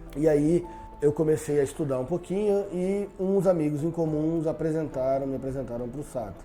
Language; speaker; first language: Portuguese; native; Portuguese